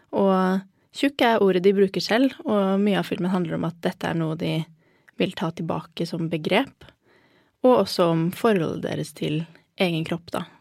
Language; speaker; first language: Norwegian; native; Norwegian